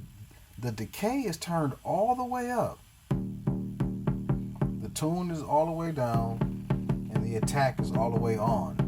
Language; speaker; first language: English; native; English